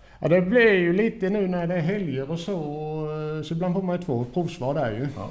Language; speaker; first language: Swedish; native; Swedish